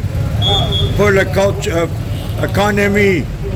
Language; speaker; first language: French; non-native, learner; English